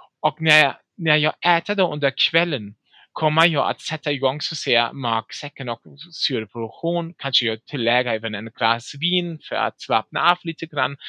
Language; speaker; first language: Swedish; non-native, fluent; German